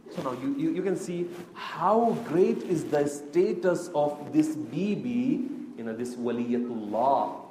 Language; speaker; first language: English; non-native, local second language; Urdu